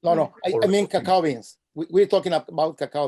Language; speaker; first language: English; non-native, fluent; Spanish